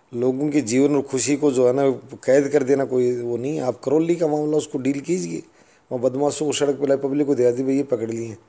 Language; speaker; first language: Hindi; native; Hindi